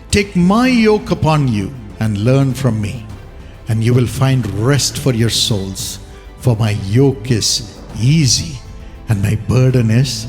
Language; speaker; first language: English; non-native, local second language; Tamil